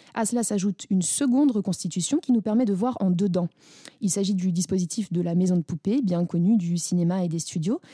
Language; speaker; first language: French; native; French